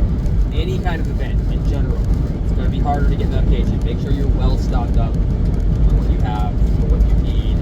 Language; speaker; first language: English; native; English